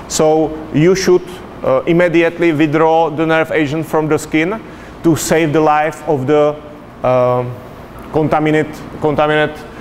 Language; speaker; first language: English; non-native, fluent; Czech